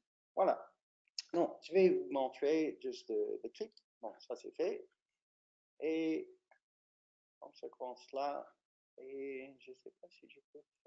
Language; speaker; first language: French; non-native, fluent; English